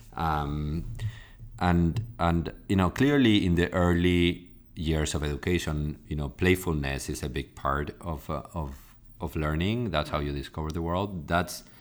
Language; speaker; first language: English; non-native, fluent; Spanish